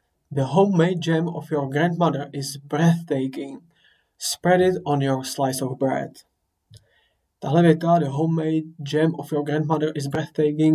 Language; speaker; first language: English; non-native, fluent; Czech